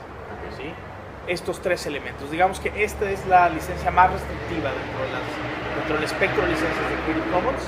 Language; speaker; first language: Spanish; native; Spanish